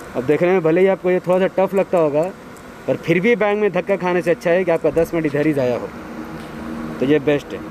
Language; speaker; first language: Hindi; native; Hindi